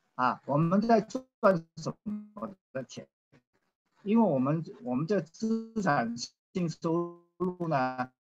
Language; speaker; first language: Chinese; native; Chinese